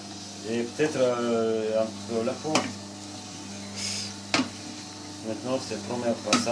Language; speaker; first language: French; non-native, fluent; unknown